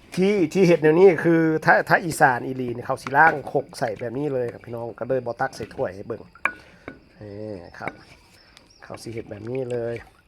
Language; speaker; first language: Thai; non-native, local second language; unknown